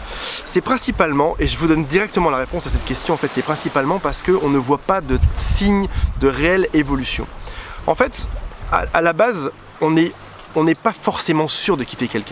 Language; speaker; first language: French; native; French